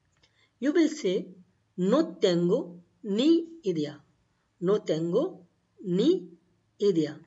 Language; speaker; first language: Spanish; non-native, learner; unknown